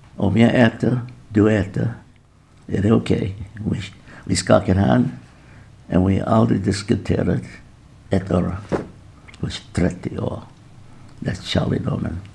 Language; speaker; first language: Swedish; non-native, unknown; English